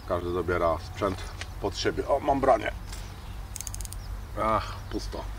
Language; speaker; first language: Polish; native; Polish